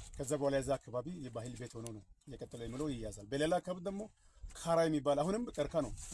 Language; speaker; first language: Amharic; non-native, local second language; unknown